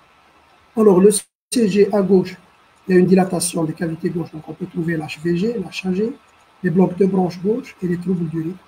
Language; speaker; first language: French; non-native, local second language; Arabic